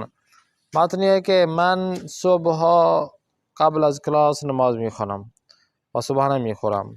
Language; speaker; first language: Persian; non-native, fluent; Urdu